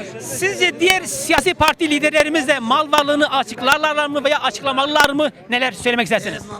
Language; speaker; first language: Turkish; native; Turkish